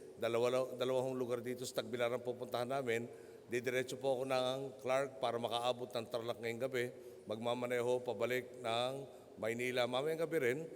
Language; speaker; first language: Filipino; native; Filipino